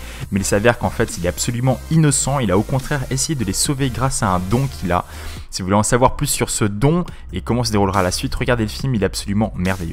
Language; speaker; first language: French; native; French